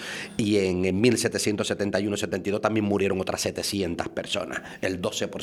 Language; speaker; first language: Spanish; native; Spanish